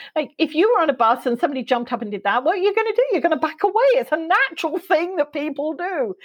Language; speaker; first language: English; native; English